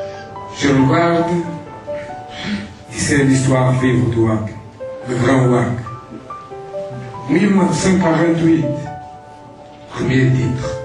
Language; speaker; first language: French; non-native, fluent; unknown